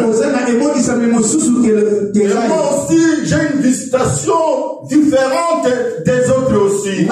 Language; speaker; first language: French; non-native, local second language; Lingala